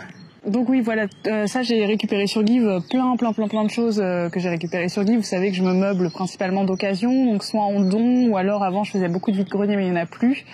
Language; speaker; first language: French; native; French